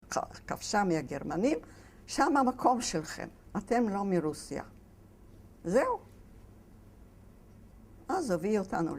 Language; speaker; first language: Hebrew; non-native, fluent; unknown